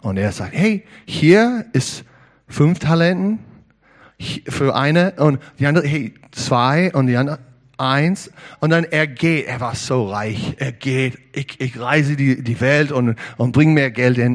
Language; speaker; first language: German; non-native, learner; English